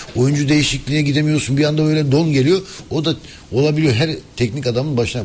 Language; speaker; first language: Turkish; early bilingual, heritage; Turkish